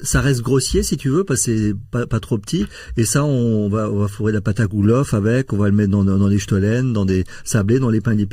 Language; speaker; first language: French; native; French